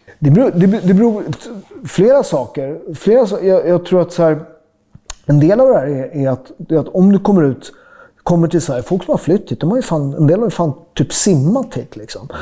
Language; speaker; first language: Swedish; native; Swedish